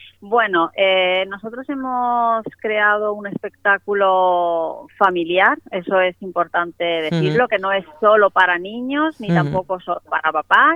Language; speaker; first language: Spanish; non-native, fluent; Italian